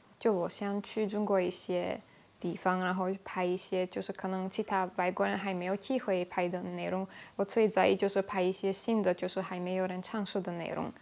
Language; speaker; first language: Chinese; non-native, fluent; Slovak